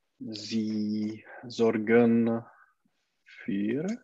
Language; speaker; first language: German; non-native, learner; Czech